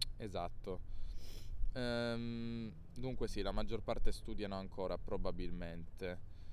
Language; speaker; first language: Italian; native; Italian